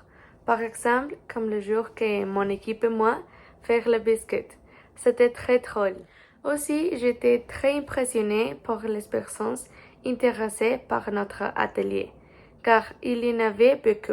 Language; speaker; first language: French; non-native, learner; Spanish